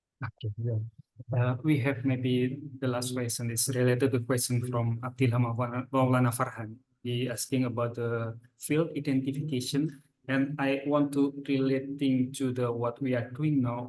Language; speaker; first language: English; non-native, fluent; Indonesian